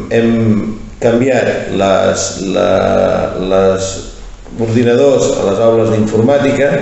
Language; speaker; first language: Catalan; native; Catalan